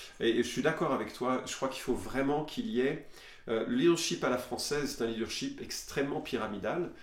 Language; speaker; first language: French; native; French